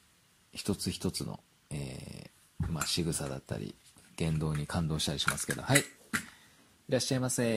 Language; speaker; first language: Japanese; native; Japanese